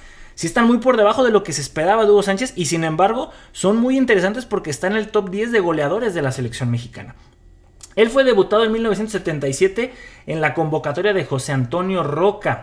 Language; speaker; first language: Spanish; native; Spanish